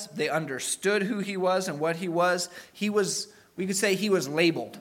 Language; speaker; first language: English; native; English